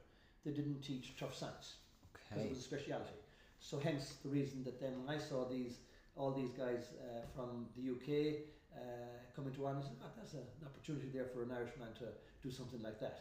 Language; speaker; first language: English; native; English